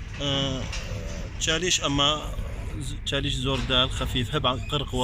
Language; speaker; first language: Turkish; non-native, learner; Arabic